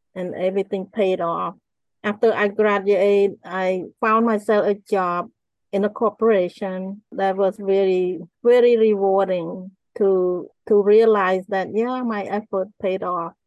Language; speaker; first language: English; non-native, fluent; Khmer